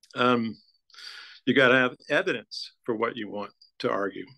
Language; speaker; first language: English; native; English